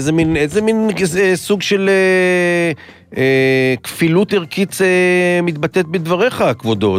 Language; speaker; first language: Hebrew; native; Hebrew